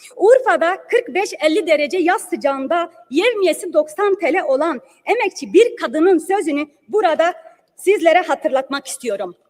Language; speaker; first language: Turkish; non-native, local second language; Kurdish